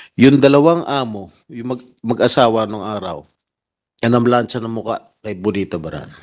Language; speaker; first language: Filipino; native; Filipino